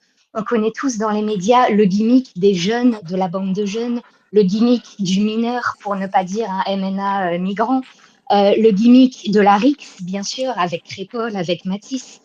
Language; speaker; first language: French; native; French